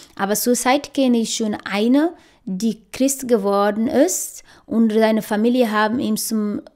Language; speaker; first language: German; non-native, fluent; Fula